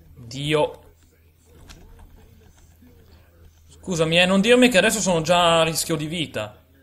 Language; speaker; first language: Italian; native; Italian